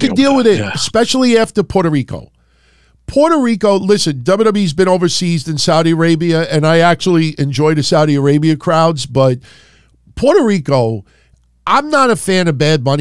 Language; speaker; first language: English; native; English